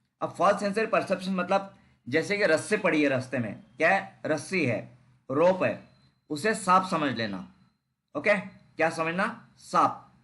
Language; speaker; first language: Hindi; non-native, local second language; Marathi